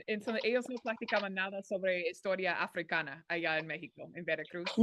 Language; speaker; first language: Spanish; non-native, fluent; English